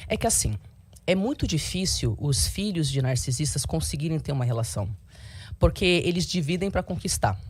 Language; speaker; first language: Portuguese; early bilingual, heritage; Portuguese